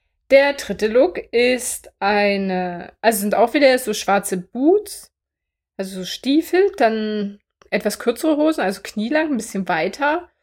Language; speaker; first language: German; native; German